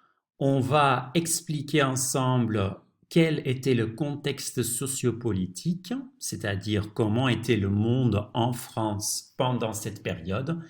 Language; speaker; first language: French; non-native, fluent; Dutch